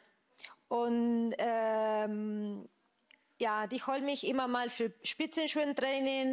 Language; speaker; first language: German; non-native, fluent; Spanish